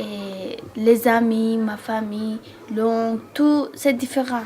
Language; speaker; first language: French; non-native, learner; Georgian